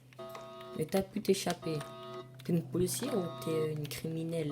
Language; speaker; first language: French; native; French